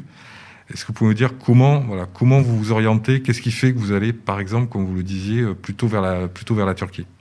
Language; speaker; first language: French; native; French